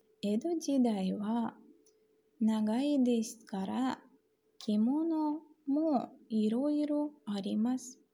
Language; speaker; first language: Japanese; non-native, fluent; Russian